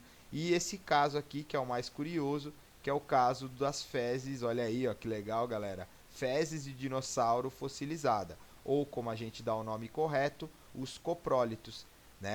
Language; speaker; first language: Portuguese; native; Portuguese